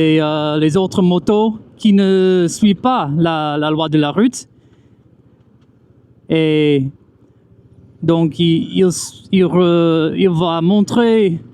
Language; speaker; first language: French; non-native, fluent; English